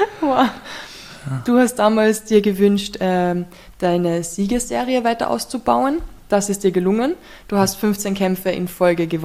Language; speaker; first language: German; native; German